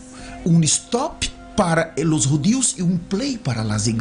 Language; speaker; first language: Spanish; non-native, learner; Portuguese